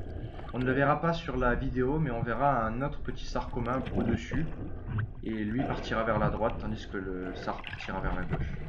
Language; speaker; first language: French; native; French